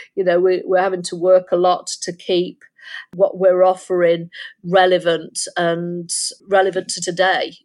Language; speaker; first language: English; native; English